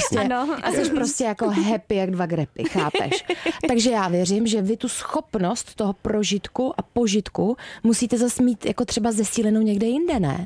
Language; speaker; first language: Czech; native; Czech